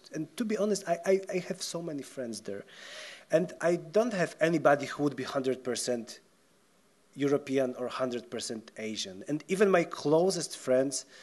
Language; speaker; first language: English; non-native, fluent; Polish